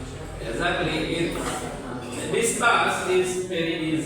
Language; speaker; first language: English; non-native, learner; Indonesian